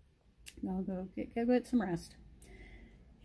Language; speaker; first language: English; native; English